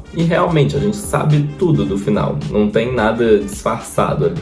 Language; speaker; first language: Portuguese; native; Portuguese